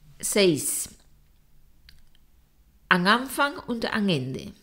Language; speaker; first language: German; non-native, fluent; Spanish